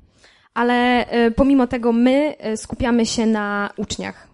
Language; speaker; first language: Polish; native; Polish